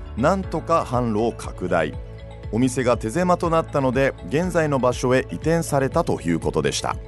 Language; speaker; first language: Japanese; native; Japanese